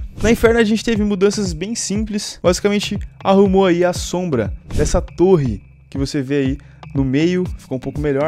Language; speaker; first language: Portuguese; native; Portuguese